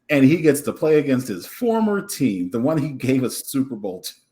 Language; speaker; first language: English; native; English